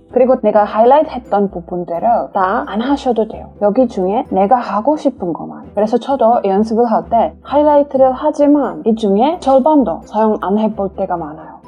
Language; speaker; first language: Korean; non-native, fluent; English